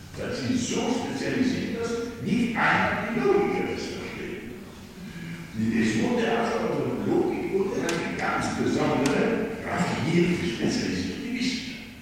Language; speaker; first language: German; non-native, fluent; Polish